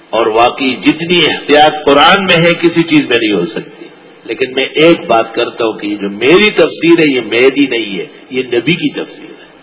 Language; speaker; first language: Urdu; non-native, local second language; Pashto